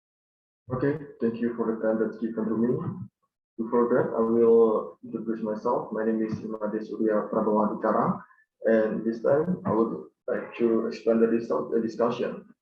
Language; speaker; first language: English; non-native, learner; Indonesian